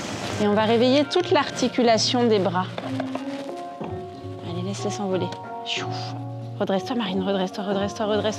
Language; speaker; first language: French; native; French